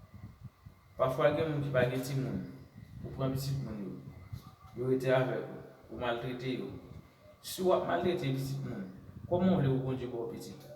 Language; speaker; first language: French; non-native, learner; Haitian Creole